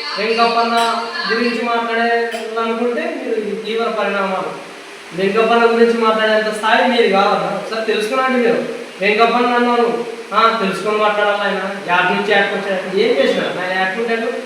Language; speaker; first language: Telugu; native; Telugu